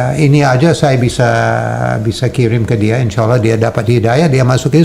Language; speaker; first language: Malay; non-native, fluent; English